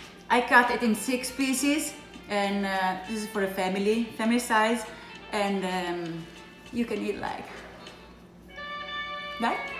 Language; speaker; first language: English; non-native, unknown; Italian